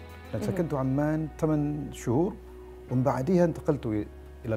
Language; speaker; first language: Arabic; non-native, fluent; Malay